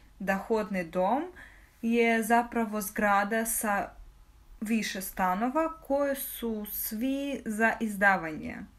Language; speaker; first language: Bosnian; non-native, fluent; Russian